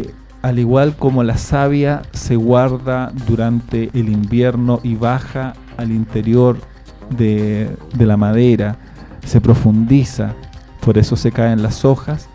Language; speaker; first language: Spanish; native; Spanish